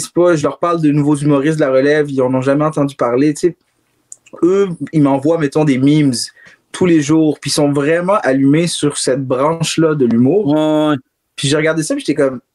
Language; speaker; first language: French; native; French